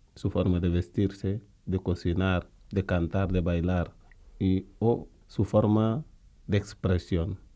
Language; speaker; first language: Spanish; non-native, fluent; Wolof